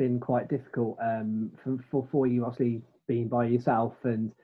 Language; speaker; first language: English; native; English